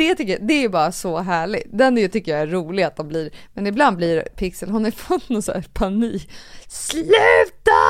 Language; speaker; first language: Swedish; native; Swedish